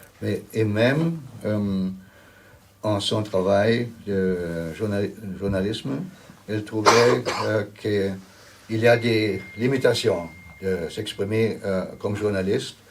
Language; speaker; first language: French; non-native, learner; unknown